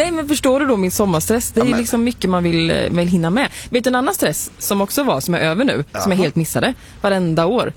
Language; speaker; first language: Swedish; native; Swedish